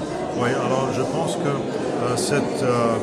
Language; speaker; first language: French; non-native, fluent; Czech